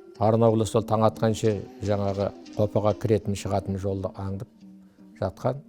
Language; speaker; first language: Kazakh; native; Kazakh